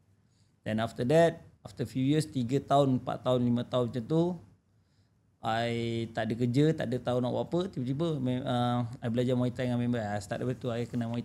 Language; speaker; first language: Malay; native; Malay